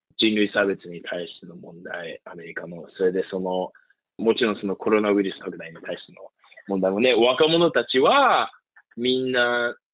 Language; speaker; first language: Japanese; early bilingual, heritage; Japanese